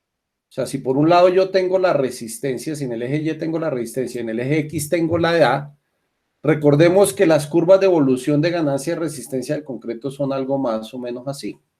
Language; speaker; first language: Spanish; native; Spanish